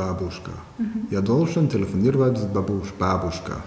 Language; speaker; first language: Russian; non-native, learner; German